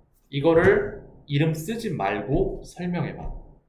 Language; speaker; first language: Korean; native; Korean